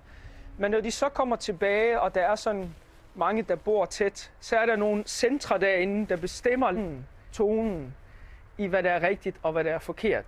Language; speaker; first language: Danish; early bilingual, other home language; Arabic